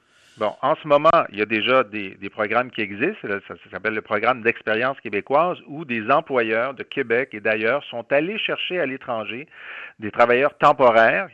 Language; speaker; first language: French; native; French